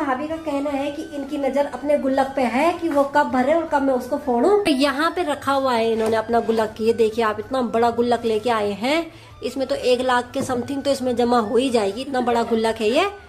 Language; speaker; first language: Hindi; native; Hindi